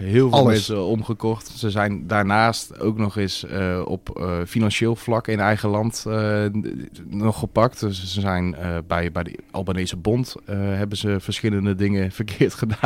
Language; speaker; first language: Dutch; native; Dutch